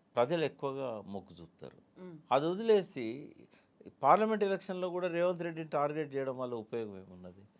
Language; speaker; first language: Telugu; native; Telugu